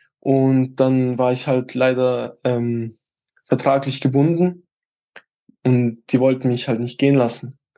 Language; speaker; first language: German; early bilingual, other home language; Albanian